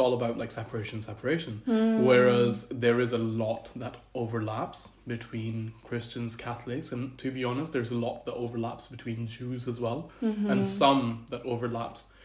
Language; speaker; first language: English; early bilingual, other home language; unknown